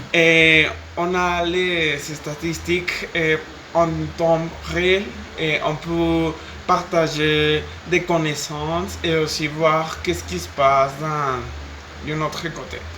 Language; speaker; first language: French; non-native, fluent; Spanish